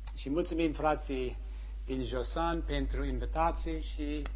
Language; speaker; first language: Romanian; non-native, learner; English